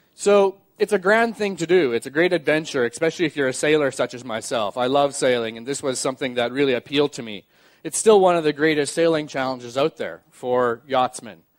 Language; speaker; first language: English; native; English